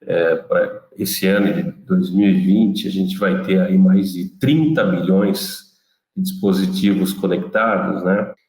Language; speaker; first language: Portuguese; native; Portuguese